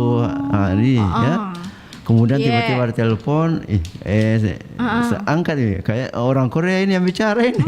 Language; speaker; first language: Indonesian; native; Indonesian